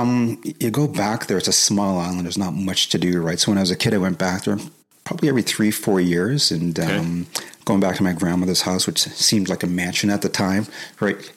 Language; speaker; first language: English; native; English